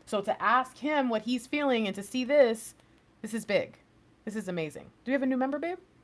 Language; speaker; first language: English; native; English